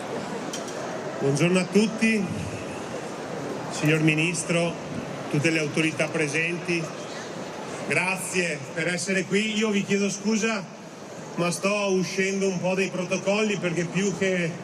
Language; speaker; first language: Italian; native; Italian